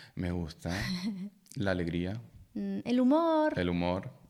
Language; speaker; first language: Spanish; non-native, fluent; German